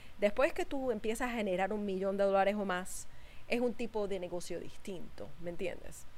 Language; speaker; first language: Spanish; native; Spanish